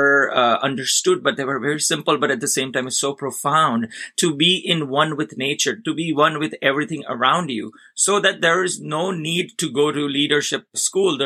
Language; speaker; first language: English; non-native, local second language; Gujarati